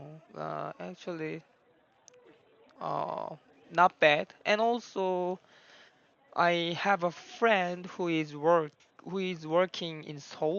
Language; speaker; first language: English; non-native, learner; Korean